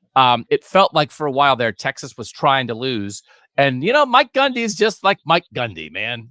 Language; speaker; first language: English; native; English